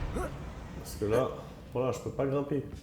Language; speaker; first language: French; native; French